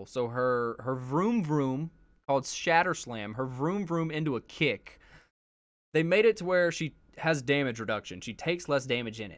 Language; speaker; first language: English; native; English